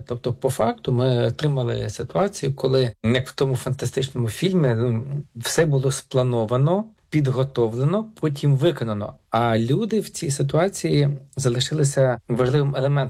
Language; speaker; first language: Ukrainian; native; Ukrainian